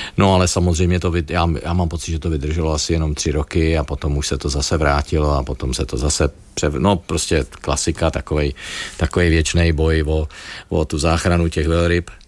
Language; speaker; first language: Czech; native; Czech